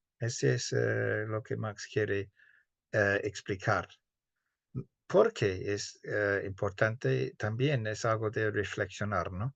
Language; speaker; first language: Spanish; non-native, fluent; English